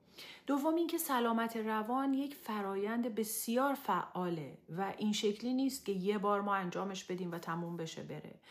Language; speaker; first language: Persian; native; Persian